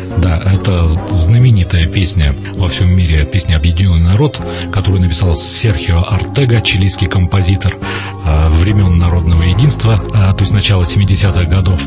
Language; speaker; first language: Russian; native; Russian